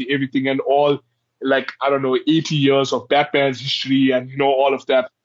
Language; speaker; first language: English; native; English